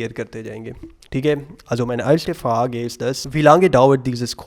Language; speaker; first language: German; non-native, learner; Urdu